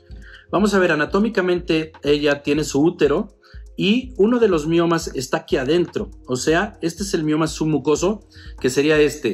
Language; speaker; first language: Spanish; native; Spanish